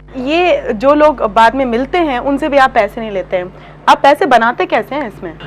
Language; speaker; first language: Hindi; native; Hindi